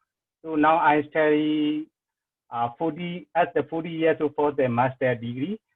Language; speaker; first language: English; non-native, learner; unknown